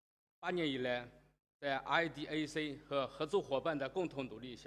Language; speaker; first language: Chinese; native; Chinese